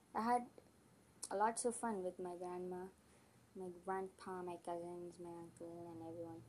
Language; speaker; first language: English; non-native, local second language; Tamil